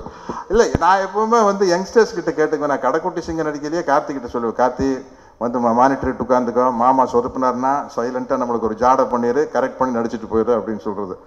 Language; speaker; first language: Tamil; native; Tamil